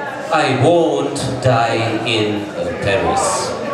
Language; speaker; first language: English; non-native, learner; Ukrainian